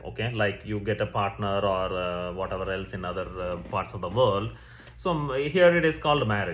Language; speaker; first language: English; non-native, local second language; Tamil